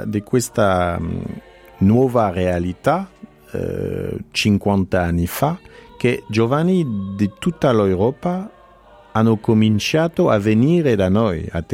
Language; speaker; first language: Italian; non-native, fluent; French